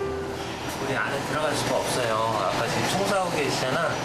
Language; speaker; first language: Korean; native; Korean